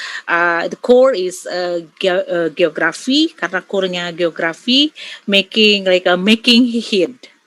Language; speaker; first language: English; non-native, learner; Indonesian